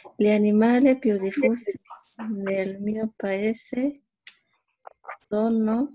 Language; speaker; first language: Italian; non-native, learner; Spanish